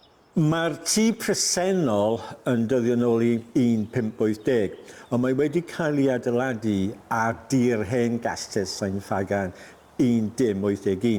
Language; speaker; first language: Welsh; native; Welsh